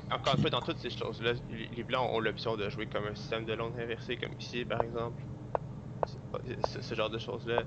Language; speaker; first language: French; native; French